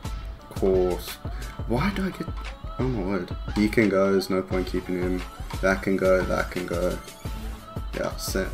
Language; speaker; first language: English; native; English